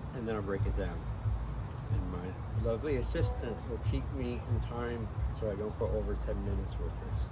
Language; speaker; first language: English; native; English